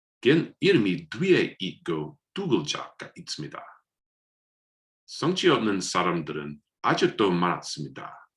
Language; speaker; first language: Korean; non-native, learner; English